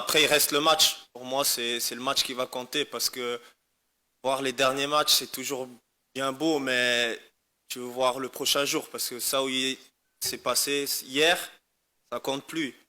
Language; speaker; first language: French; non-native, fluent; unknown